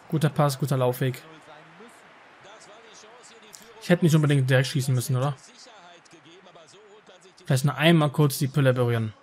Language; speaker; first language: German; native; German